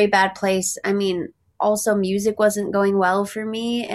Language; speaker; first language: English; native; English